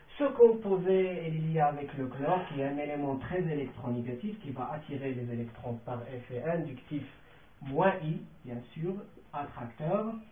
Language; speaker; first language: French; non-native, local second language; Arabic